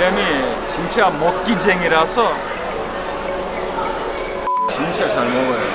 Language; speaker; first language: Korean; non-native, learner; Turkish